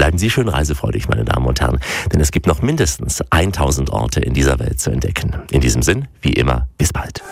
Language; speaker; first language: German; native; German